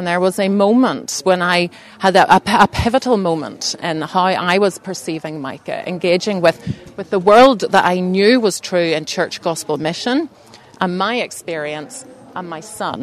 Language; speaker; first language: English; native; English